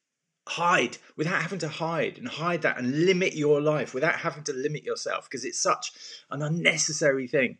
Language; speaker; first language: English; native; English